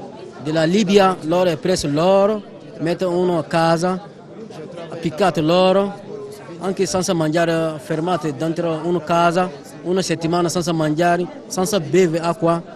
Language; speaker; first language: Italian; non-native, learner; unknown